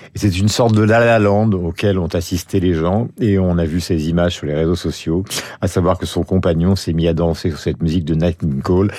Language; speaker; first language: French; native; French